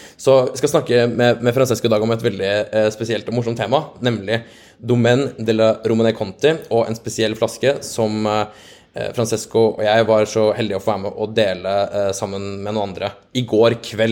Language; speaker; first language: Norwegian; native; Norwegian